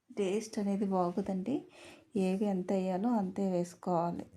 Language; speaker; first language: Telugu; native; Telugu